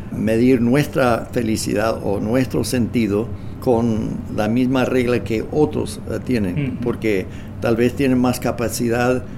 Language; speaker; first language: Spanish; non-native, fluent; English